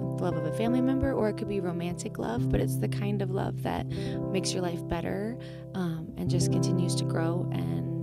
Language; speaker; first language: English; native; English